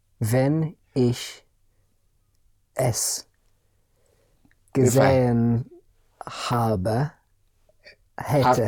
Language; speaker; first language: German; non-native, learner; English